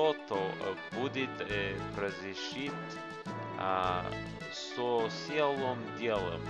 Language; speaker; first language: Russian; non-native, learner; English